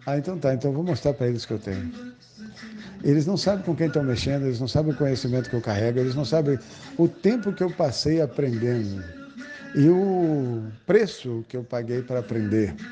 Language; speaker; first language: Portuguese; native; Portuguese